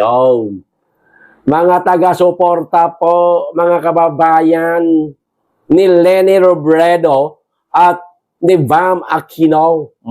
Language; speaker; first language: Filipino; non-native, local second language; Cebuano